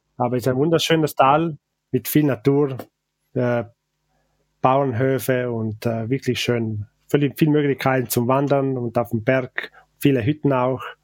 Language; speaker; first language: German; non-native, local second language; Ladin